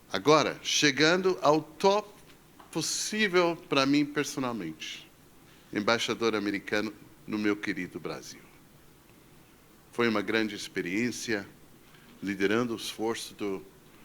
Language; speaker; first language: Portuguese; non-native, fluent; English